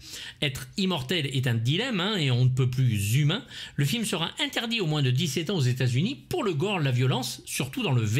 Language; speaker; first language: French; native; French